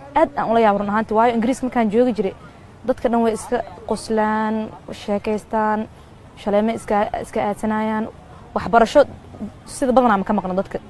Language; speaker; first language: Somali; early bilingual, heritage; Somali